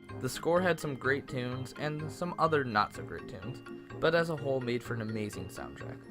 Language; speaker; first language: English; native; English